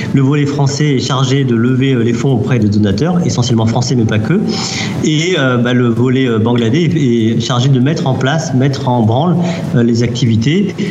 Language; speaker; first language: French; native; French